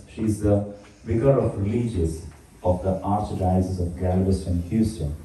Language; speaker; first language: English; non-native, local second language; Malayalam